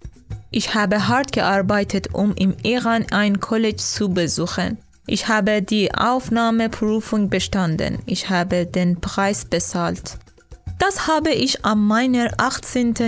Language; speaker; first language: German; non-native, learner; Persian